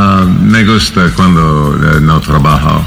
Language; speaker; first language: Spanish; non-native, learner; English